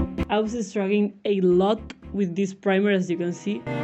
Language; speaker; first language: English; non-native, fluent; Spanish